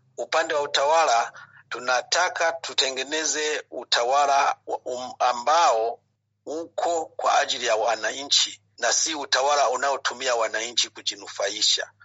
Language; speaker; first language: Swahili; non-native, local second language; Rundi